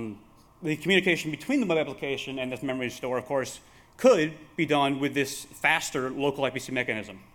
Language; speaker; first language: English; native; English